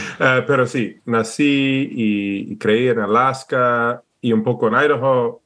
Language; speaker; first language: Spanish; non-native, fluent; English